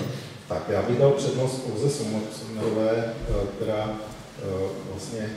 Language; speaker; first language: Czech; native; Czech